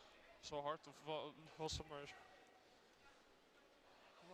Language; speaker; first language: Dutch; native; Dutch